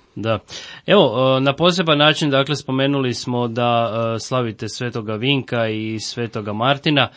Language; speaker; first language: Croatian; native; Croatian